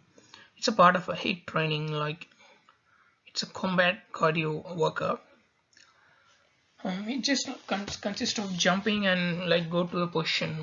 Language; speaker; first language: English; non-native, local second language; Tamil